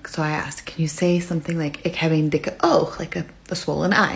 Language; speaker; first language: Dutch; non-native, learner; English